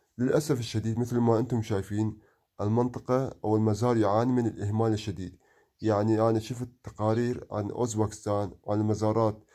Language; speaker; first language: Arabic; non-native, local second language; Kurdish